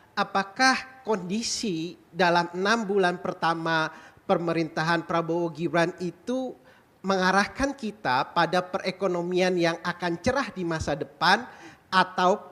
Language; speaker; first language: Indonesian; native; Indonesian